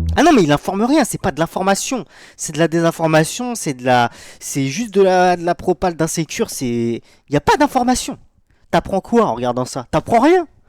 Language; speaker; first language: French; native; French